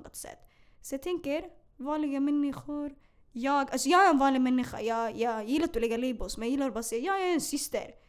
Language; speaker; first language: Swedish; early bilingual, other home language; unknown